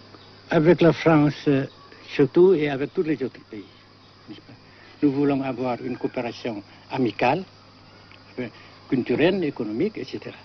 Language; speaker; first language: French; non-native, fluent; Vietnamese